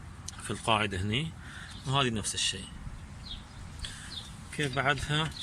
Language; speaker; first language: Arabic; native; Arabic